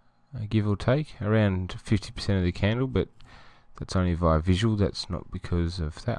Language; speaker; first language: English; native; English